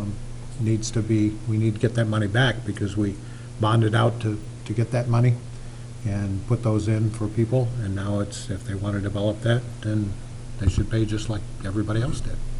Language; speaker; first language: English; native; English